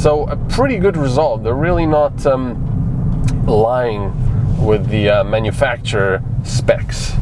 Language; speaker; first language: English; non-native, fluent; Slovenian